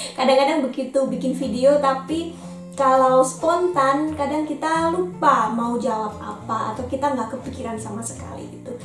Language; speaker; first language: Indonesian; native; Indonesian